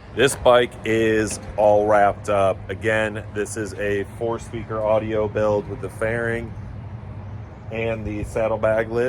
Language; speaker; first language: English; native; English